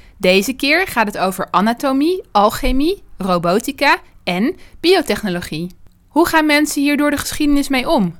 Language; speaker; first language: Dutch; native; Dutch